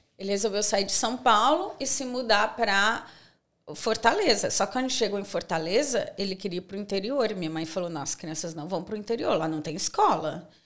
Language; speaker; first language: Portuguese; native; Portuguese